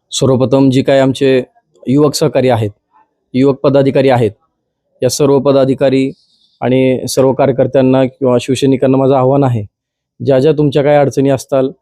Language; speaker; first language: Marathi; native; Marathi